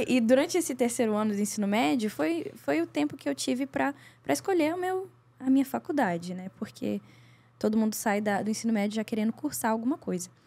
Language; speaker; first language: Portuguese; native; Portuguese